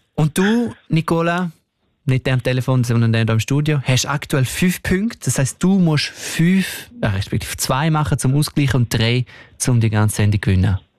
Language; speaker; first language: German; native; German